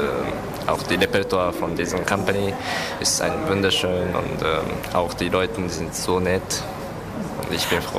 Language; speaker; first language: German; non-native, learner; Japanese